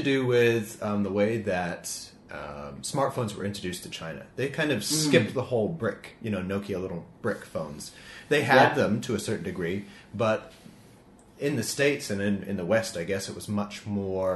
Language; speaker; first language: English; native; English